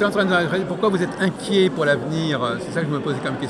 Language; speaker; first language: French; native; French